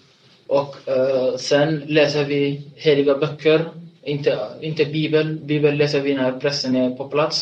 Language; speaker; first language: Swedish; non-native, fluent; Tigrinya